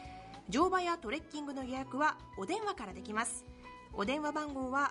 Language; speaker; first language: Japanese; native; Japanese